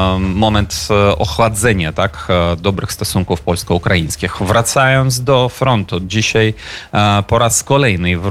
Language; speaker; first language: Polish; non-native, fluent; Ukrainian